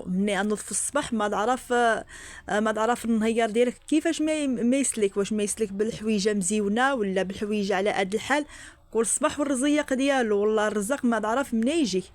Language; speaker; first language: Arabic; native; Arabic